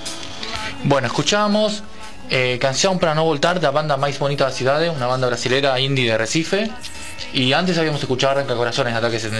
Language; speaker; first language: Spanish; native; Spanish